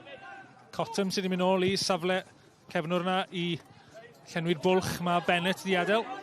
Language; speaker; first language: Welsh; native; Welsh